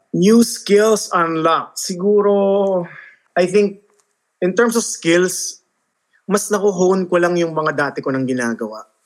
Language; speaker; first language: Filipino; early bilingual, heritage; Filipino